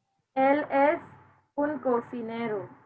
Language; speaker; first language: Spanish; non-native, learner; Hindi